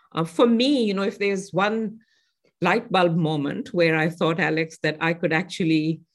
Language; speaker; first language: English; non-native, local second language; Urdu